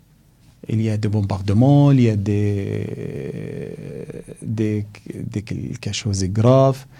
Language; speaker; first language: French; non-native, learner; Arabic